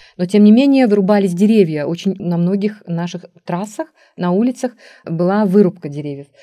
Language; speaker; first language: Russian; non-native, local second language; Tajik